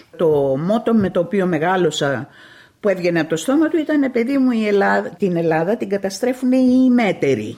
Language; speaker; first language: Greek; native; Greek